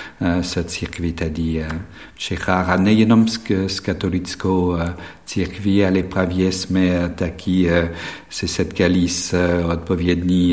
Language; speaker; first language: Czech; non-native, fluent; French